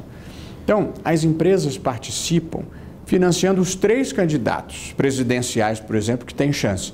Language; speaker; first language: Portuguese; native; Portuguese